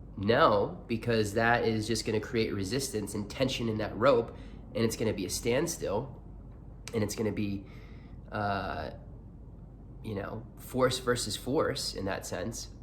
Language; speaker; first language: English; native; English